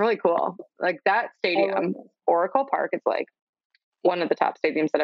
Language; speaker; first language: English; native; English